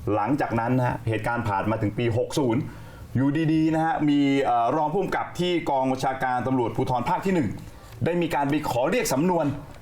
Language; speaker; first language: Thai; native; Thai